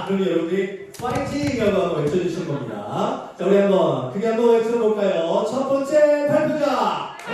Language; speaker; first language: Korean; native; Korean